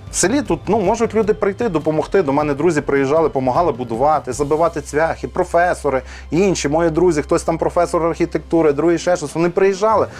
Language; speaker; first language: Ukrainian; native; Ukrainian